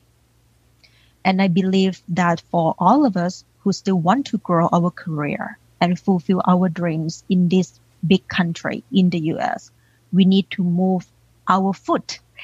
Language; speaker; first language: English; non-native, fluent; Thai